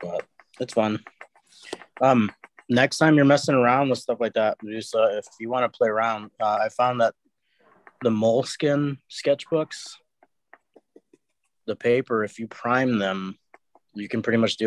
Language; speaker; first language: English; native; English